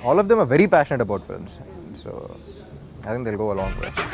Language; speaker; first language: Telugu; native; Telugu